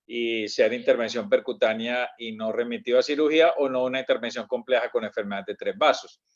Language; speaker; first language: Spanish; native; Spanish